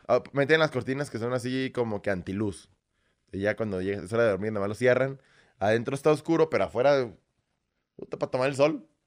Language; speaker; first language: Spanish; early bilingual, other home language; Russian